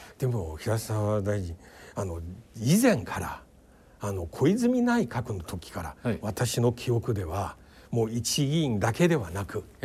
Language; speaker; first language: Japanese; non-native, fluent; Chinese